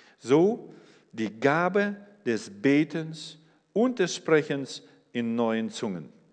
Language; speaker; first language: German; non-native, fluent; English